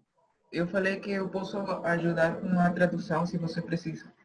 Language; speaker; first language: Portuguese; non-native, fluent; Spanish